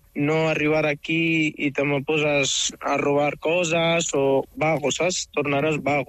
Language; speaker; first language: Catalan; non-native, fluent; Arabic